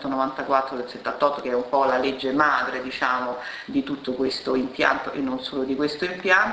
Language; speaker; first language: Italian; native; Italian